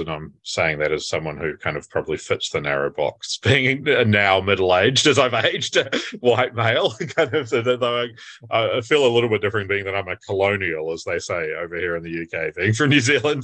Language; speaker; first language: English; native; English